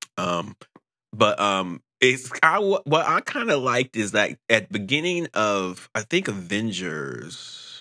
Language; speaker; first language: English; native; English